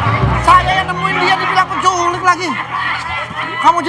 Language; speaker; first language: Indonesian; native; Indonesian